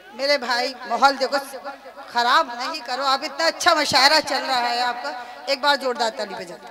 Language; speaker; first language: Hindi; native; Hindi